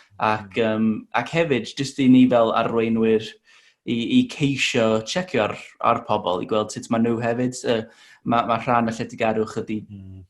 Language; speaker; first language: Welsh; non-native, fluent; English